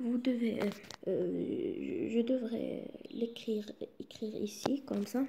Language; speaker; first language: French; non-native, local second language; Arabic